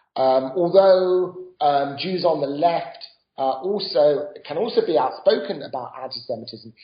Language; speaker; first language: English; native; English